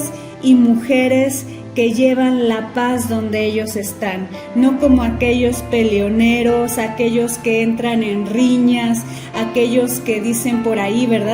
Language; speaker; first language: Spanish; native; Spanish